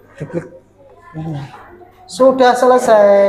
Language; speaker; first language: Indonesian; native; Indonesian